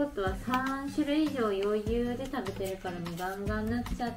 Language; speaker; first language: Japanese; native; Japanese